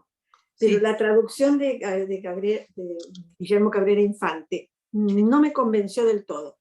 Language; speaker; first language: Spanish; native; Spanish